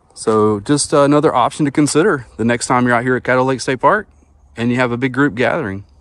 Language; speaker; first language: English; native; English